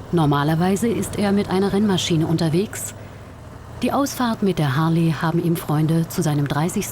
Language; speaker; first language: German; native; German